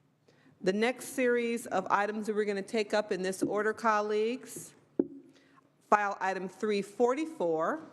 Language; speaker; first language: English; native; English